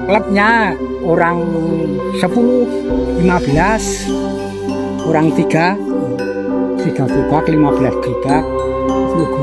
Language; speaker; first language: Indonesian; non-native, local second language; Javanese